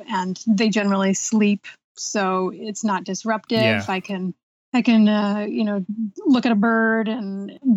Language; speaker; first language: English; native; English